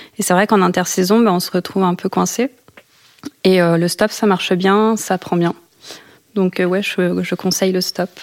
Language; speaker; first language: French; native; French